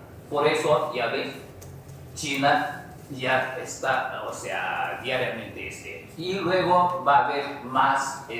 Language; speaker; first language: Spanish; non-native, fluent; Chinese